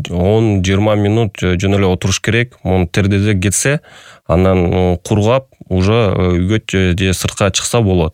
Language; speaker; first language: Kyrgyz; non-native, local second language; Russian